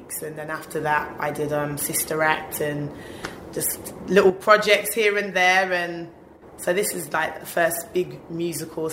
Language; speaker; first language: English; native; English